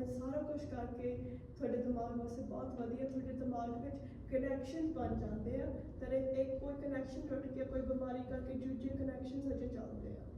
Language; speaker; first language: Punjabi; early bilingual, heritage; Punjabi